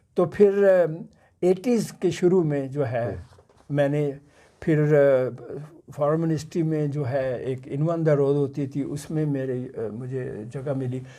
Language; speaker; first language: Urdu; non-native, local second language; Punjabi